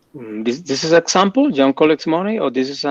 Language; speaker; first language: English; non-native, learner; Spanish